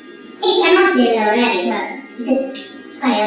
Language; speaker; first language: Italian; native; Italian